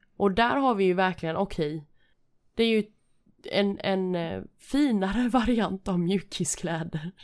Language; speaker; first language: Swedish; native; Swedish